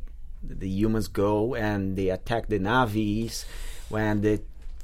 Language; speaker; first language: English; non-native, fluent; Portuguese